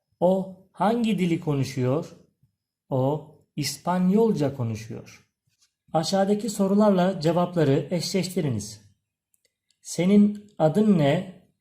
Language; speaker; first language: Turkish; native; Turkish